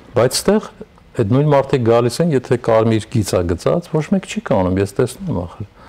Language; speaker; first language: Armenian; native; Armenian